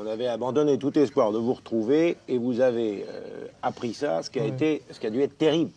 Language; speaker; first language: French; native; French